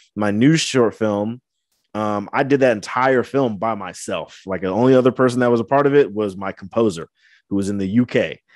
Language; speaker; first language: English; native; English